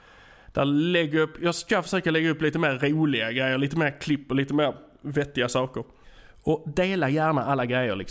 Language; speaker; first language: Swedish; native; Swedish